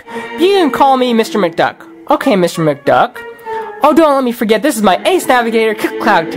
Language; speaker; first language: English; native; English